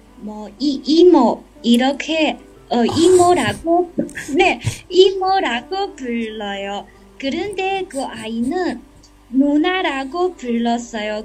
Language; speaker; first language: Korean; non-native, learner; Chinese